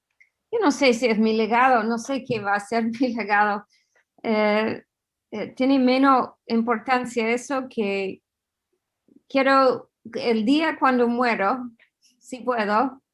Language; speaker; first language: Spanish; non-native, fluent; English